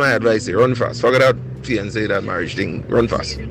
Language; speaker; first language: English; native; English